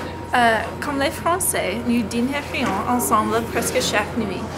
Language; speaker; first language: French; non-native, learner; English